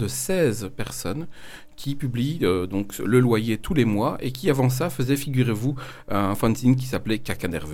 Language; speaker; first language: French; native; French